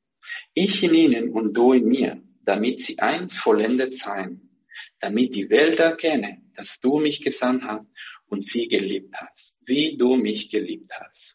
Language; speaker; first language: German; non-native, fluent; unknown